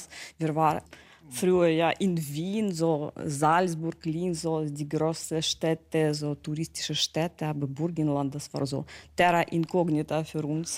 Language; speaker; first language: German; non-native, learner; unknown